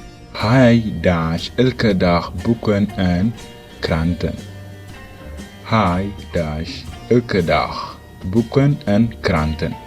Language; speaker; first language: Dutch; non-native, fluent; Tigrinya